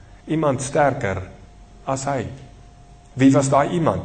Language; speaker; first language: English; non-native, local second language; Afrikaans